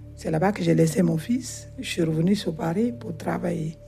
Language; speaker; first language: French; non-native, fluent; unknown